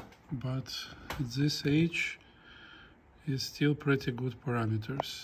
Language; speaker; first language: English; non-native, fluent; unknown